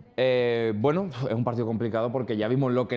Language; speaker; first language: Spanish; native; Spanish